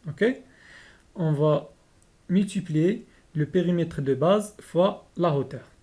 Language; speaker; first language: French; non-native, local second language; Arabic